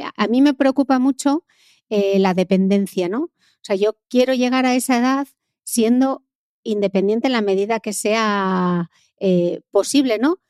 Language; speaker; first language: Spanish; native; Spanish